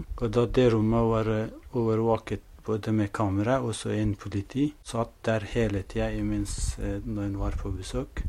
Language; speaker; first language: Norwegian; non-native, fluent; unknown